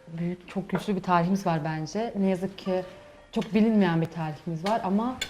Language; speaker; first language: Turkish; early bilingual, heritage; Uzbek